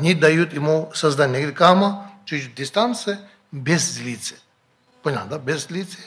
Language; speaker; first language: Russian; non-native, learner; Tibetan